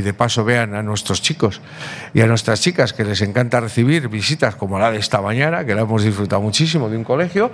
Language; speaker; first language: Spanish; native; Spanish